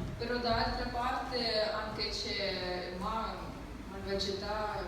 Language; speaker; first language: Italian; non-native, learner; Ukrainian